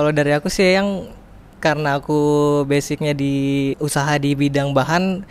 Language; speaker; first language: Indonesian; native; Indonesian